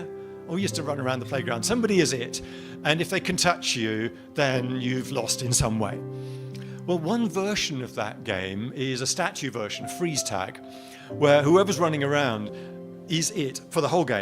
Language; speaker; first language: English; native; English